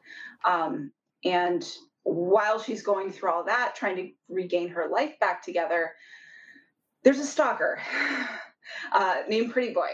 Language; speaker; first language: English; native; English